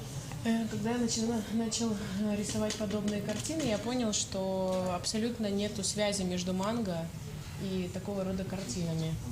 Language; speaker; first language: Russian; native; Russian